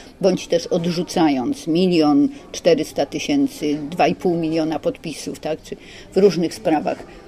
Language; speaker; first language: Polish; native; Polish